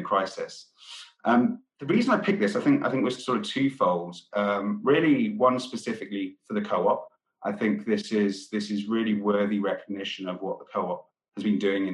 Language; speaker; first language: English; native; English